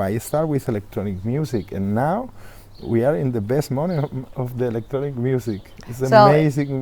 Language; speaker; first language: English; non-native, learner; Spanish